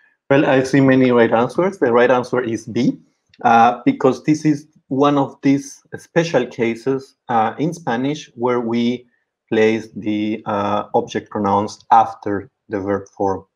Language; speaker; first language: English; non-native, fluent; Spanish